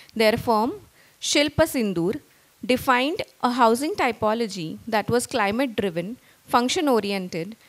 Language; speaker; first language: English; non-native, local second language; Marathi